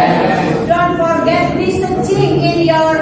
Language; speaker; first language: English; non-native, learner; Indonesian